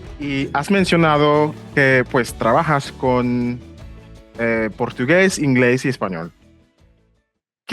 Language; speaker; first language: Spanish; non-native, fluent; English